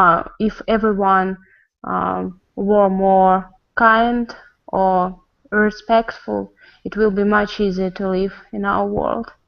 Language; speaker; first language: English; non-native, learner; Russian